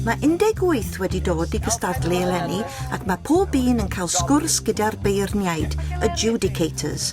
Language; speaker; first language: Welsh; native; Welsh